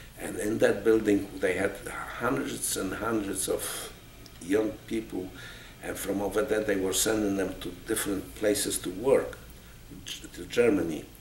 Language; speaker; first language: English; non-native, fluent; Polish